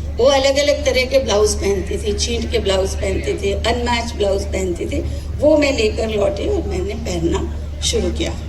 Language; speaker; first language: Hindi; non-native, local second language; Odia